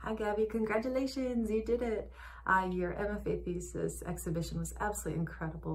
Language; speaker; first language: English; native; English